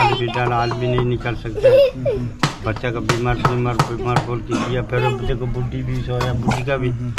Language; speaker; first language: Hindi; non-native, local second language; Tibetan